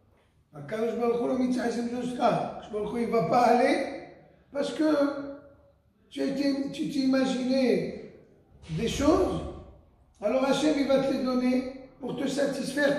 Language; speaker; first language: French; native; French